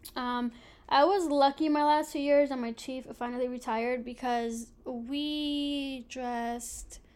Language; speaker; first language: English; native; English